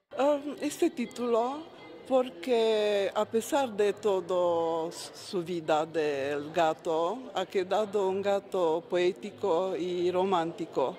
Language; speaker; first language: Spanish; non-native, fluent; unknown